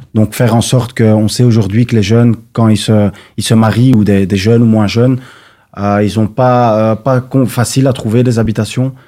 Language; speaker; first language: French; native; French